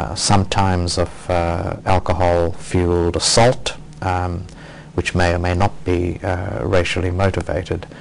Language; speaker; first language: English; native; English